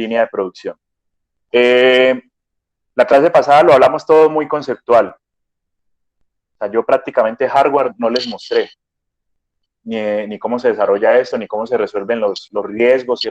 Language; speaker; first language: Spanish; native; Spanish